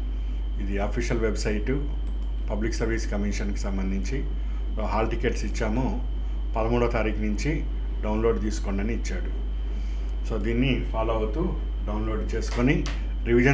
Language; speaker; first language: Telugu; native; Telugu